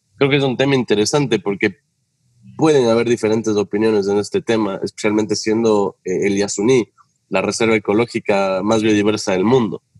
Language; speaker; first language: Spanish; native; Spanish